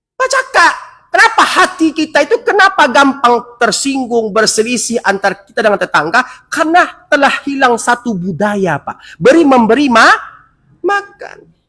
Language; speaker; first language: Indonesian; non-native, local second language; Minangkabau